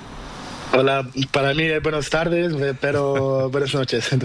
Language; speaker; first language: Spanish; non-native, learner; Portuguese